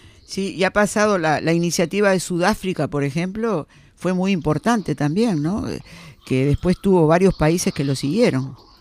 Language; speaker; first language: Spanish; native; Spanish